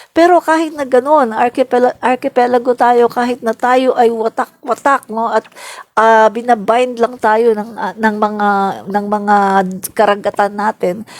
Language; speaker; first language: Filipino; non-native, local second language; Cebuano